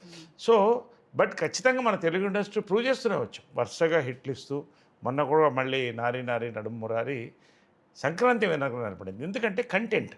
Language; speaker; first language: Telugu; native; Telugu